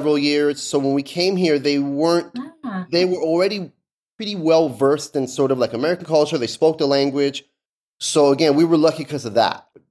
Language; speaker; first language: English; early bilingual, other home language; Persian